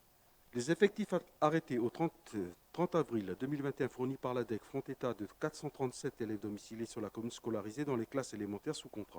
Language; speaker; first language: French; native; French